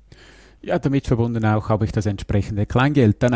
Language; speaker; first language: German; native; German